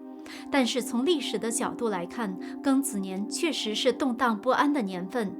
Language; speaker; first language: Chinese; native; Chinese